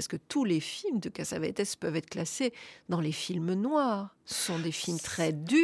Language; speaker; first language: French; native; French